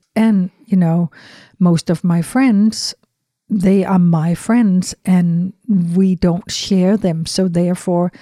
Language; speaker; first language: English; non-native, fluent; Danish